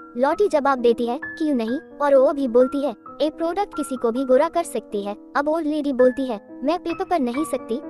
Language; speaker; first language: Hindi; non-native, local second language; Bangla